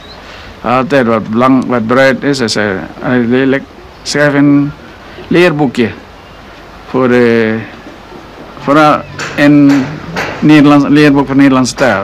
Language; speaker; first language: Dutch; non-native, local second language; Indonesian